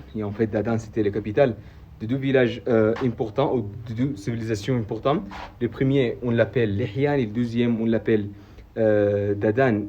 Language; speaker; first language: French; non-native, fluent; Arabic